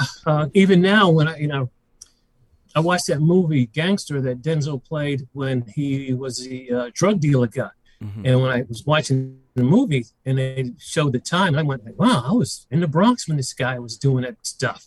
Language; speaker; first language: English; native; English